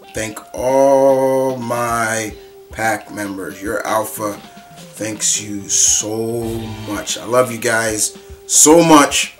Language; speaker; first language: English; native; English